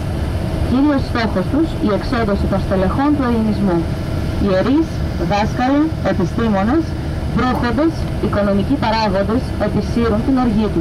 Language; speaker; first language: Greek; native; Greek